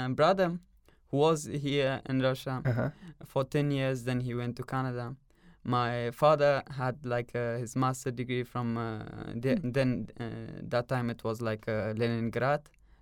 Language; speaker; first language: English; non-native, learner; Persian